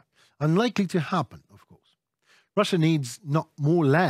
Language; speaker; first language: English; non-native, fluent; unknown